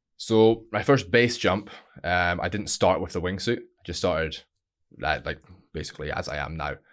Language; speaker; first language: English; native; English